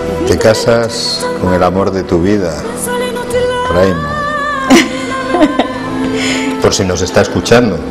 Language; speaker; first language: Spanish; native; Spanish